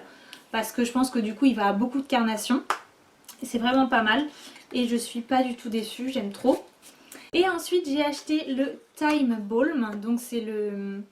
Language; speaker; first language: French; native; French